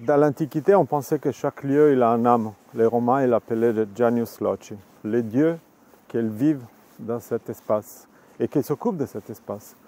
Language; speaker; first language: French; non-native, fluent; Italian